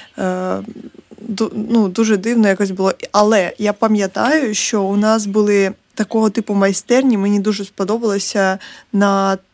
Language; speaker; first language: Ukrainian; native; Ukrainian